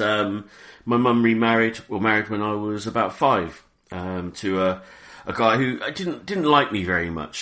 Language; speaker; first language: English; native; English